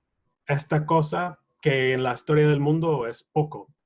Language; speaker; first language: Spanish; non-native, fluent; English